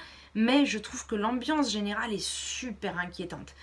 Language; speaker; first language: French; native; French